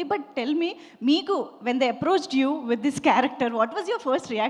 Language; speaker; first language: Telugu; native; Telugu